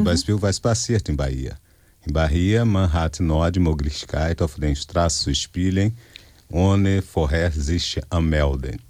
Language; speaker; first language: German; non-native, fluent; Portuguese